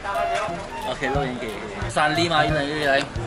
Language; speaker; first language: Chinese; native; Chinese